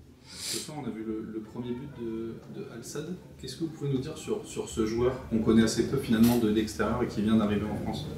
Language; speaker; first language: French; native; French